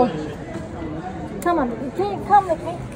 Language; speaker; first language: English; non-native, fluent; Turkish